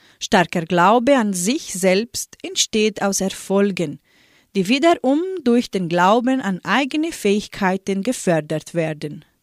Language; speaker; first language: German; early bilingual, heritage; German